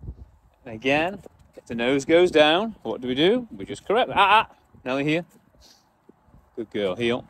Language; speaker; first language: English; native; English